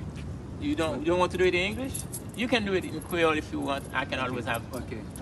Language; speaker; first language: English; non-native, learner; Haitian Creole